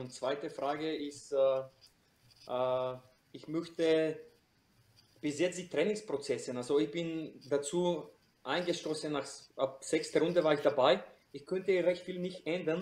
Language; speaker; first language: German; non-native, fluent; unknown